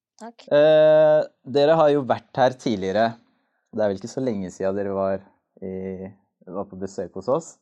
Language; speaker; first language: Norwegian; native; Norwegian